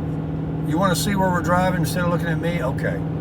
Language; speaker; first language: English; native; English